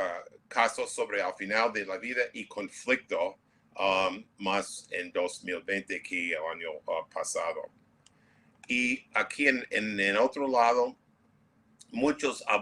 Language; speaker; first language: Spanish; non-native, fluent; English